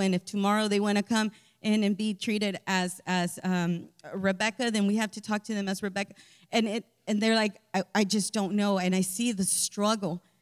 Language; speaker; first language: English; early bilingual, other home language; Spanish